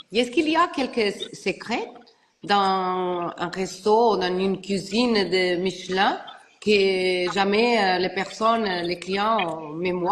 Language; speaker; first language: French; non-native, learner; Portuguese